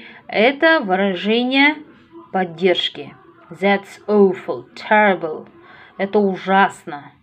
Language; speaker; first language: Russian; non-native, local second language; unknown